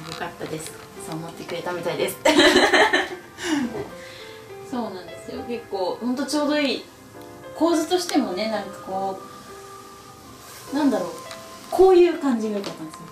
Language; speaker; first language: Japanese; native; Japanese